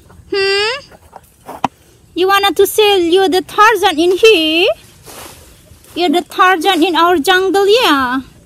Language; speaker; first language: English; non-native, learner; Indonesian